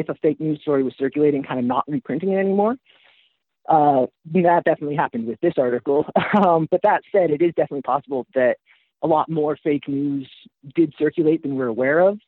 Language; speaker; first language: English; native; English